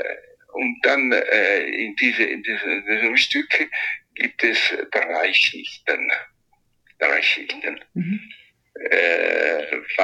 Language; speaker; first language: German; non-native, fluent; Italian